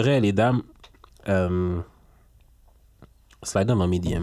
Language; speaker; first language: French; native; French